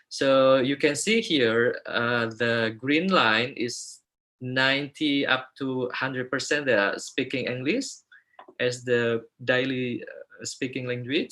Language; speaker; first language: English; non-native, fluent; Indonesian